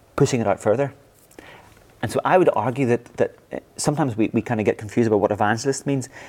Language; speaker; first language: English; native; English